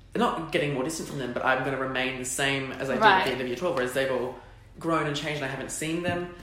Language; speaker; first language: English; native; English